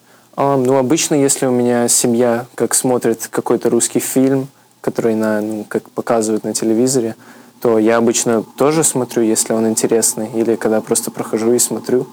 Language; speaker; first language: Russian; early bilingual, heritage; Russian